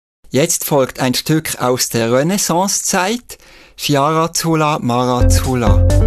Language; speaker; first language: German; native; German